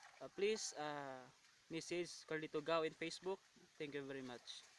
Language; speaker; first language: English; non-native, local second language; Hiligaynon